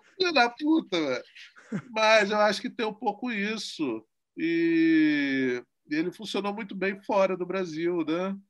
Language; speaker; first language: Portuguese; native; Portuguese